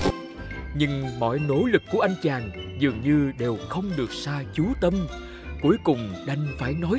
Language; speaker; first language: Vietnamese; native; Vietnamese